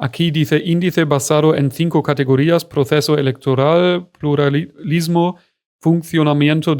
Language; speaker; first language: Spanish; non-native, fluent; German